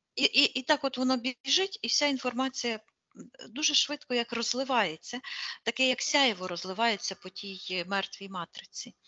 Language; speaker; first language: Ukrainian; non-native, local second language; Russian